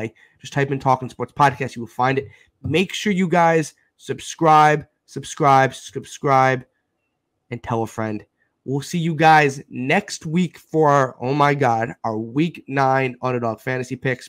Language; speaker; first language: English; native; English